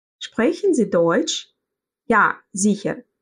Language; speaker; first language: German; non-native, fluent; Russian